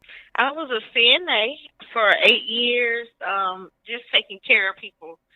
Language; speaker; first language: English; native; English